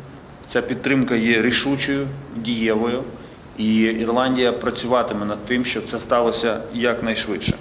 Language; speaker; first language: Ukrainian; native; Ukrainian